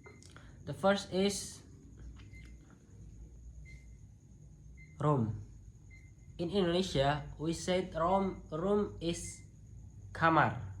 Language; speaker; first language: English; non-native, local second language; Indonesian